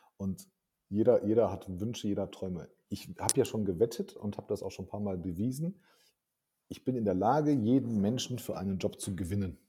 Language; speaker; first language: German; native; German